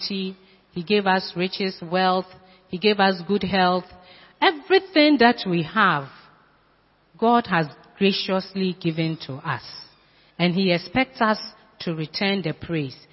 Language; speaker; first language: English; non-native, local second language; Akan